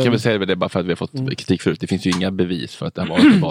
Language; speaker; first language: Swedish; native; Swedish